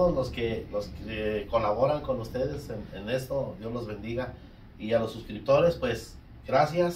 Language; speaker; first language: Spanish; native; Spanish